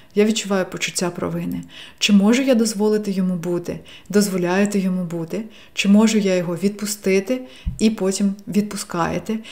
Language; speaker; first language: Ukrainian; non-native, local second language; Russian